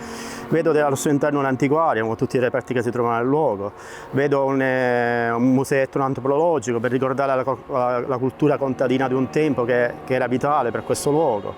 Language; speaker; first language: Italian; native; Italian